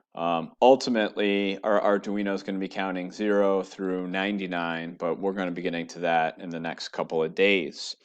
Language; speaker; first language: English; native; English